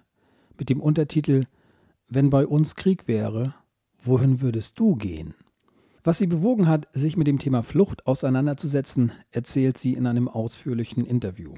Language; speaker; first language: German; native; German